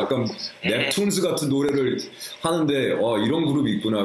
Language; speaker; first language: Korean; early bilingual, heritage; Korean